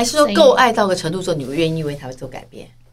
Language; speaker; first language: Chinese; native; Chinese